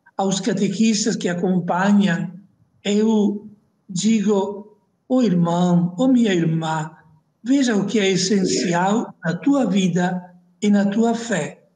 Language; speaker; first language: Portuguese; non-native, fluent; Italian